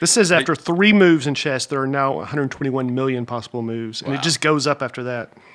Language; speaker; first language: English; native; English